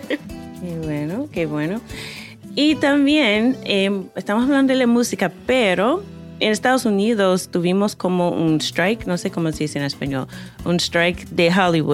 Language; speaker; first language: Spanish; non-native, fluent; English